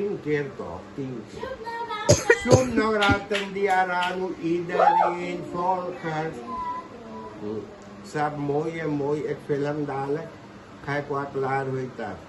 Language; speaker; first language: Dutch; non-native, local second language; Caribbean Hindustani